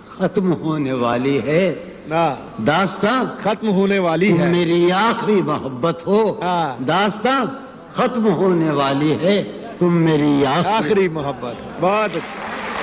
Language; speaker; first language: Urdu; native; Urdu